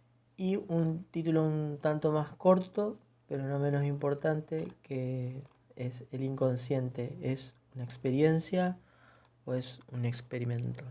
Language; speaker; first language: Spanish; native; Spanish